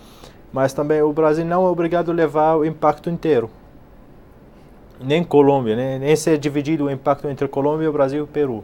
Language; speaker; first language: Portuguese; non-native, fluent; Arabic